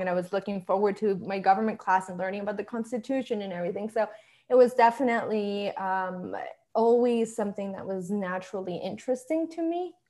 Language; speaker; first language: English; early bilingual, other home language; Spanish